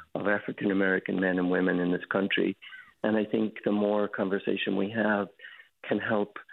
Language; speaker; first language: English; native; English